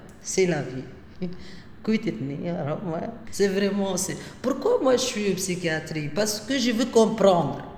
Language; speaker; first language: French; non-native, local second language; Arabic